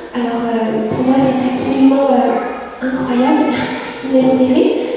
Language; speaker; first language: French; early bilingual, other home language; Vietnamese